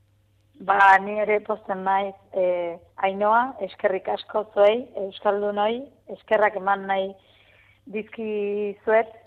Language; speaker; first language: Basque; non-native, fluent; Spanish